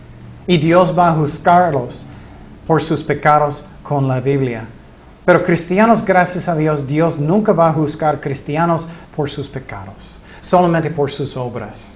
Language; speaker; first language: Spanish; non-native, fluent; English